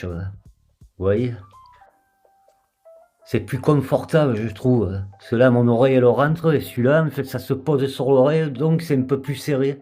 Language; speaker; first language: French; native; French